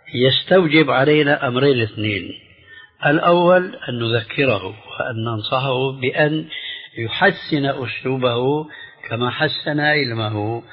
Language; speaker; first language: Arabic; early bilingual, other home language; Albanian